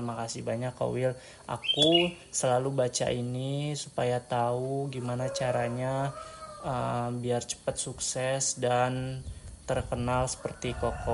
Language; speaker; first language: Indonesian; native; Indonesian